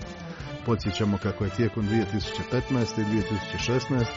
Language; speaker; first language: Croatian; native; Croatian